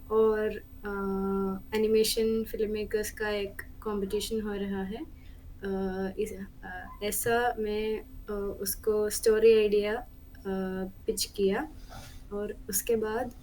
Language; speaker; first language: Hindi; non-native, local second language; Malayalam